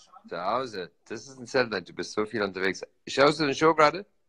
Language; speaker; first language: German; non-native, fluent; English